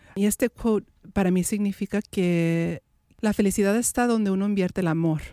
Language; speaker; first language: Spanish; native; Spanish